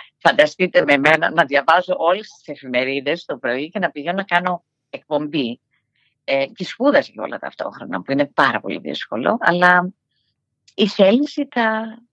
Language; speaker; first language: Greek; early bilingual, heritage; Greek